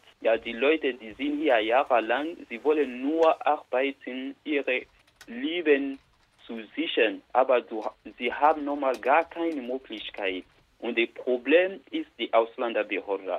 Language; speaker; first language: German; non-native, learner; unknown